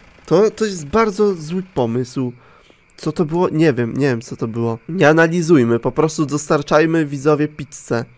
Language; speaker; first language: Polish; native; Polish